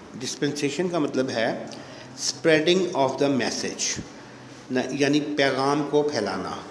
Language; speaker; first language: Urdu; native; Urdu